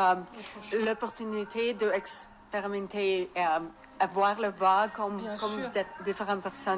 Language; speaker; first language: French; non-native, learner; Russian